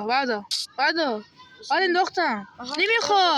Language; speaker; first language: Persian; native; Persian